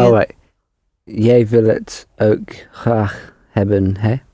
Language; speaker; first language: Dutch; non-native, learner; English